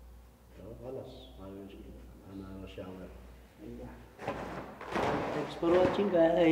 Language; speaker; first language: English; non-native, local second language; Filipino